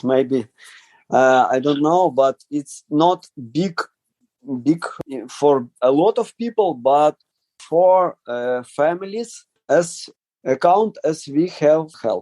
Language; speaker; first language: English; non-native, learner; Ukrainian